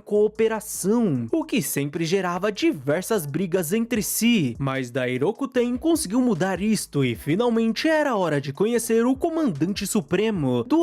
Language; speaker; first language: Portuguese; native; Portuguese